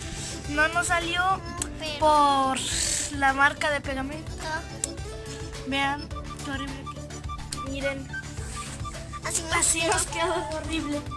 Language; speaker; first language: Spanish; native; Spanish